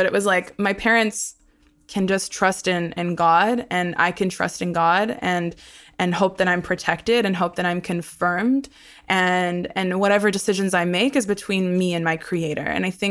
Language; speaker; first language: English; non-native, local second language; Hebrew